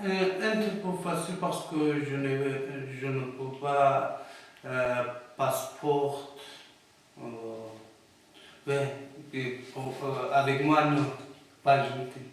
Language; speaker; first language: French; non-native, learner; Persian